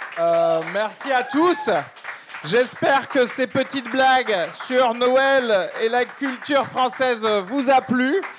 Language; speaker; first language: French; early bilingual, other home language; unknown